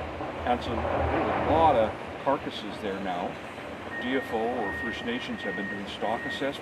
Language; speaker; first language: English; native; English